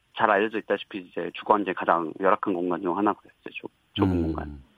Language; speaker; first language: Korean; native; Korean